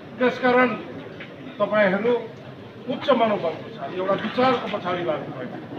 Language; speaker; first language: Nepali; non-native, local second language; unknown